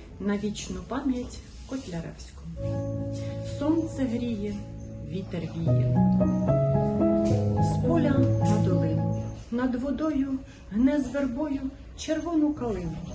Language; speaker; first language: Ukrainian; native; Ukrainian